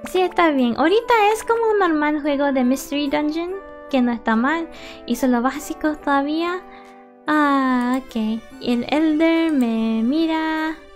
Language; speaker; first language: Spanish; early bilingual, heritage; Spanish